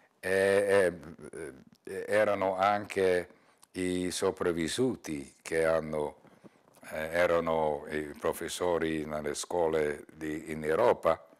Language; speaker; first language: Italian; non-native, learner; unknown